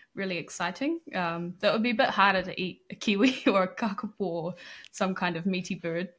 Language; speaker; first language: English; native; English